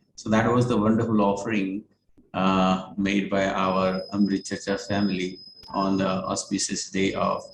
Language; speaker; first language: English; non-native, local second language; Hindi